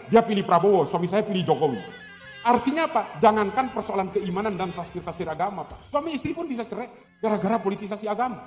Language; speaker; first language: Indonesian; non-native, local second language; Madurese